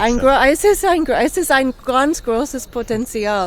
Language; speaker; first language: German; non-native, fluent; English